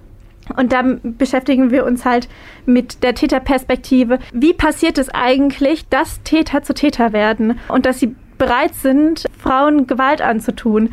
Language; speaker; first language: German; native; German